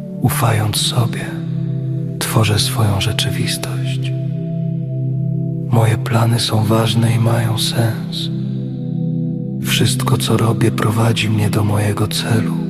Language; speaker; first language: Polish; native; Polish